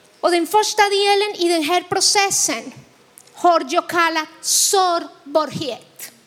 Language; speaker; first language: Swedish; non-native, fluent; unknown